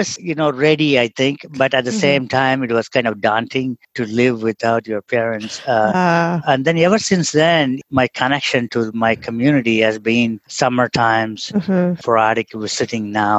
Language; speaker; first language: English; non-native, local second language; Tamil